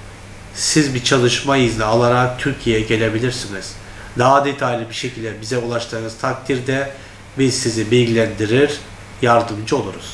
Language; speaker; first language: Turkish; non-native, fluent; Turkmen